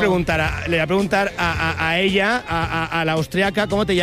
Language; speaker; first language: Spanish; native; Spanish